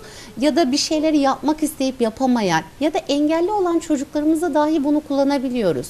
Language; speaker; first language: Turkish; native; Turkish